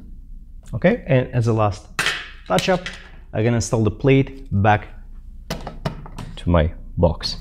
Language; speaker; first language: English; non-native, fluent; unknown